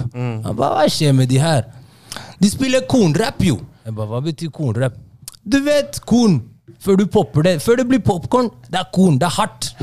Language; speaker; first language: Norwegian; native; Norwegian